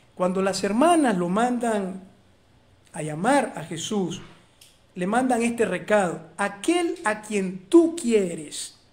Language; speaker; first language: Spanish; native; Spanish